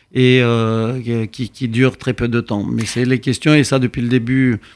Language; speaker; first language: French; non-native, fluent; Romanian